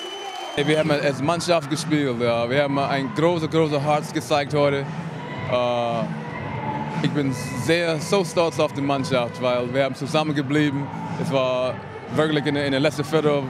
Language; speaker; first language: German; non-native, fluent; English